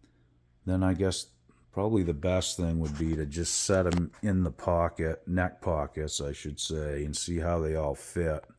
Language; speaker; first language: English; native; English